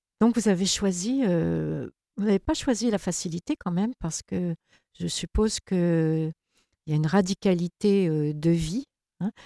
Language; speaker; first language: French; native; French